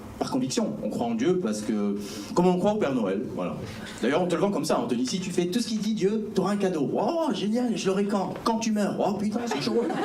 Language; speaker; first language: French; early bilingual, other home language; Arabic